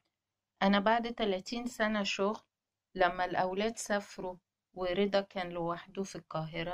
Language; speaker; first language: Arabic; native; Arabic